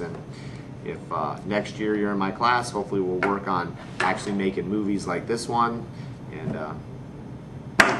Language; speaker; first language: English; native; English